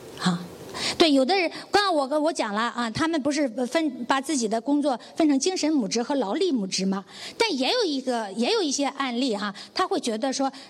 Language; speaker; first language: Chinese; native; Chinese